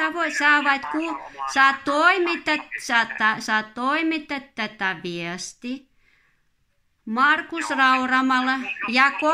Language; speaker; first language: Finnish; non-native, fluent; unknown